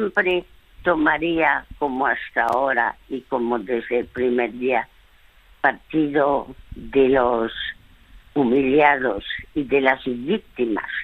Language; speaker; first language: Spanish; early bilingual, other home language; French